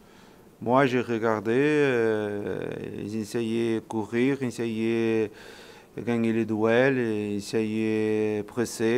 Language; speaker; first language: French; non-native, fluent; Portuguese